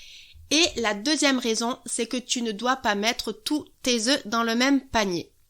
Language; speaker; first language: French; native; French